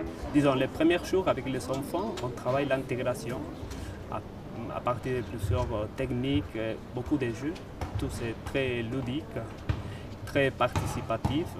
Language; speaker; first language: French; non-native, fluent; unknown